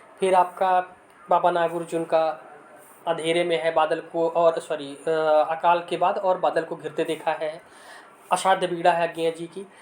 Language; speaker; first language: Hindi; native; Hindi